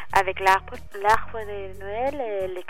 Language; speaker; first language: French; non-native, fluent; Spanish